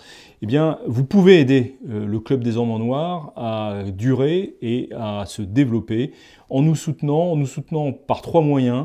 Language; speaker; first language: French; native; French